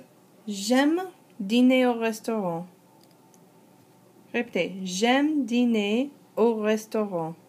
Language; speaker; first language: French; non-native, fluent; English